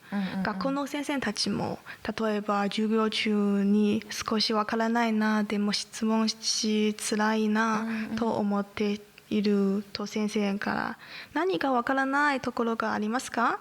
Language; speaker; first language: Japanese; non-native, learner; Chinese